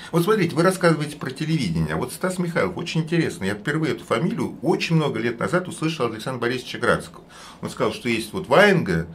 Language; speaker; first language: Russian; native; Russian